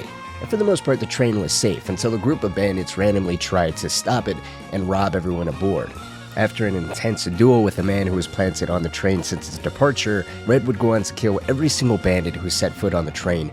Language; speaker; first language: English; native; English